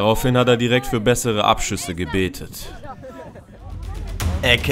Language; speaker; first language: German; native; German